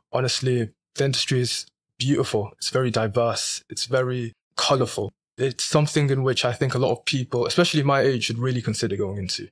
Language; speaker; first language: English; native; English